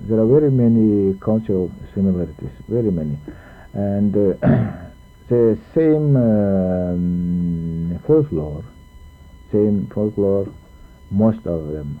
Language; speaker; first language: English; non-native, learner; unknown